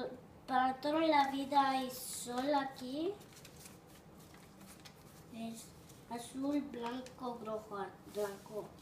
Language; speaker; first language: Spanish; early bilingual, heritage; Spanish